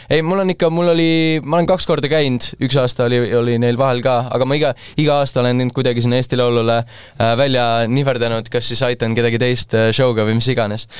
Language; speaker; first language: Estonian; native; Estonian